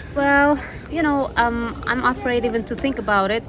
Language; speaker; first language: English; non-native, fluent; Russian